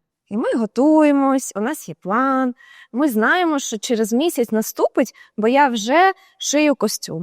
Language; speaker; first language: Ukrainian; native; Ukrainian